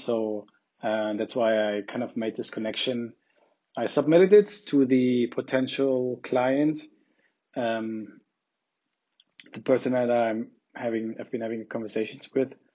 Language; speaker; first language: English; non-native, fluent; German